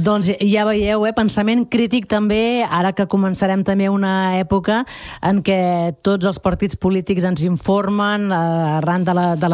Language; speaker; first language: Catalan; native; Catalan